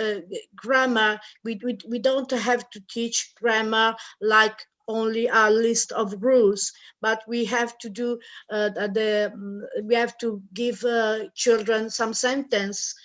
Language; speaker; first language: English; non-native, learner; Italian